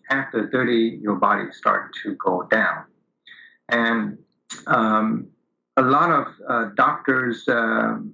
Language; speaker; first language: English; early bilingual, other home language; Vietnamese